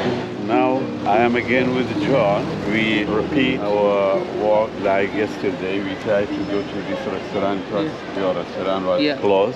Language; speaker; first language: English; non-native, learner; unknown